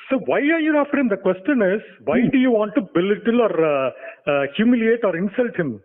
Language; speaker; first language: English; non-native, local second language; Tamil